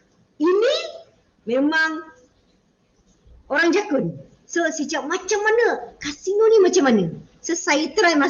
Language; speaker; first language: Malay; native; Malay